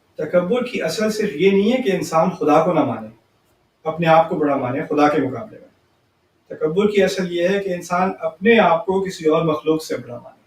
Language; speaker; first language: Urdu; early bilingual, heritage; Urdu